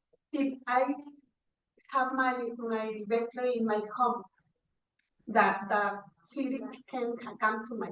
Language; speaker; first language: English; non-native, learner; Spanish